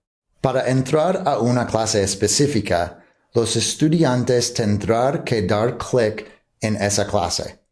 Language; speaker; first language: Spanish; non-native, fluent; English